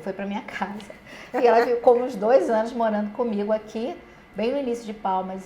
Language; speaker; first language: Portuguese; native; Portuguese